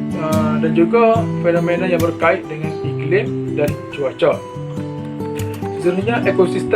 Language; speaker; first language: Malay; native; Malay